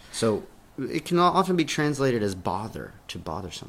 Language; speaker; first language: English; native; English